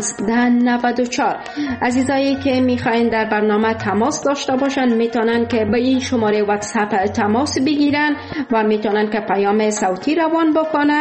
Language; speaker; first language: Persian; native; Persian